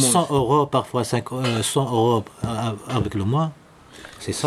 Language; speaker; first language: French; non-native, learner; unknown